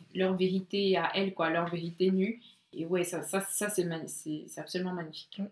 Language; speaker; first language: French; native; French